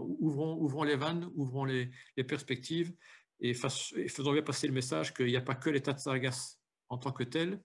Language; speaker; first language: French; native; French